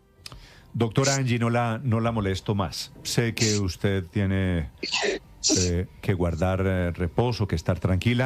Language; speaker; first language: Spanish; native; Spanish